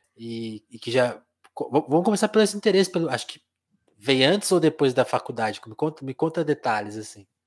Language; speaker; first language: Portuguese; native; Portuguese